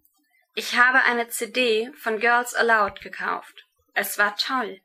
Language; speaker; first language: German; non-native, learner; English